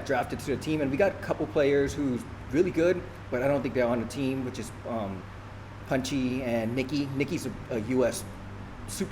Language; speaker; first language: English; early bilingual, other home language; Thai